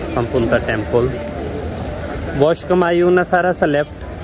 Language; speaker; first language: Filipino; native; Filipino